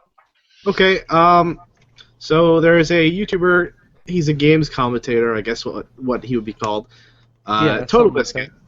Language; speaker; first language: English; native; English